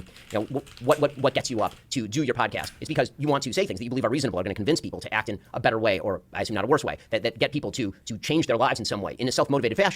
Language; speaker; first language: English; native; English